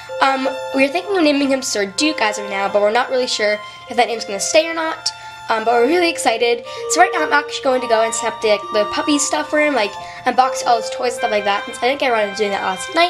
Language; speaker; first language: English; native; English